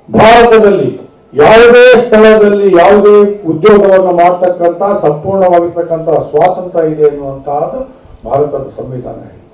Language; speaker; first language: Kannada; native; Kannada